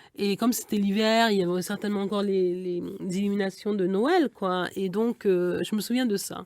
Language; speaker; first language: French; early bilingual, other home language; Igbo